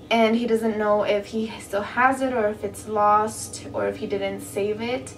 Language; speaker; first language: English; native; English